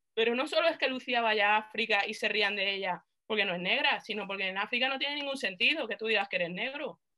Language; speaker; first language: Spanish; native; Spanish